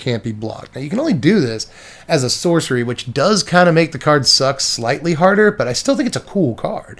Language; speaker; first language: English; native; English